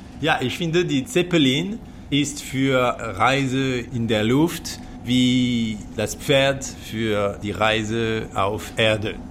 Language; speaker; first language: German; non-native, learner; French